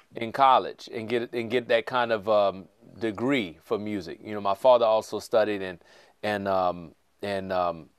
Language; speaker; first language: English; native; English